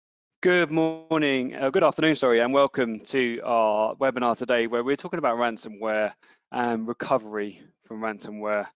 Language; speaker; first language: English; native; English